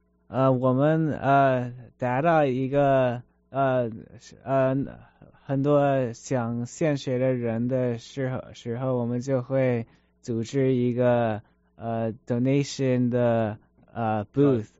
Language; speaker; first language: Chinese; early bilingual, heritage; Chinese